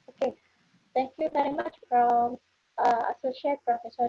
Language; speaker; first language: English; non-native, fluent; Indonesian